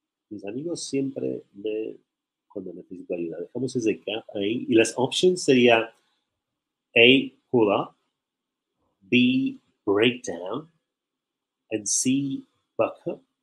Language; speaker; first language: Spanish; native; Spanish